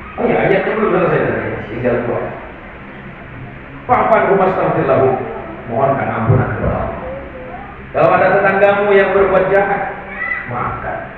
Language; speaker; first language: Indonesian; non-native, local second language; Madurese